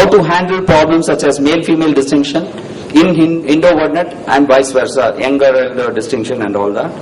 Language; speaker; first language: English; non-native, local second language; Tamil